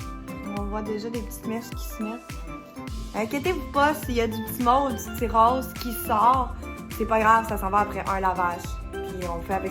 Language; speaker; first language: French; native; French